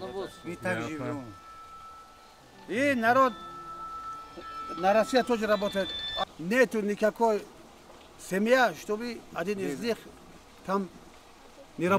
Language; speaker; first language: Russian; non-native, local second language; Tajik